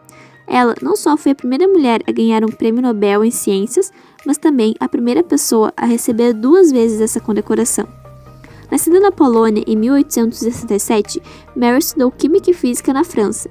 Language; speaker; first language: Portuguese; native; Portuguese